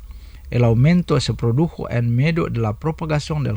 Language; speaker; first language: Spanish; non-native, fluent; Indonesian